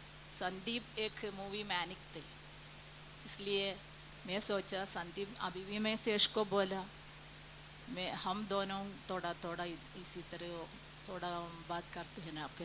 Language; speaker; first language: Hindi; non-native, local second language; Malayalam